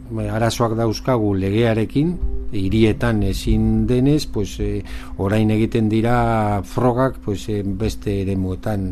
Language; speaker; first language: Basque; non-native, local second language; Spanish